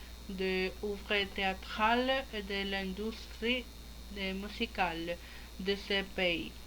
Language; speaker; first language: French; non-native, learner; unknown